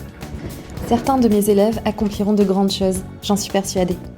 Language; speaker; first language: French; native; French